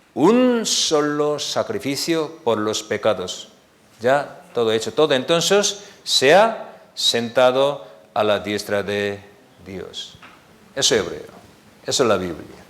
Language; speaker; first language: Spanish; non-native, learner; Korean